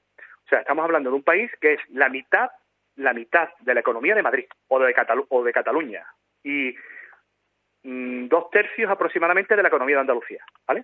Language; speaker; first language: Spanish; native; Spanish